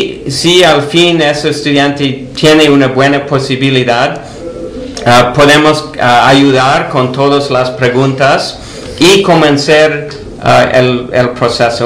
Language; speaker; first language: Spanish; non-native, fluent; English